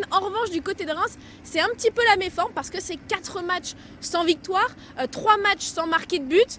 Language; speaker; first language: French; native; French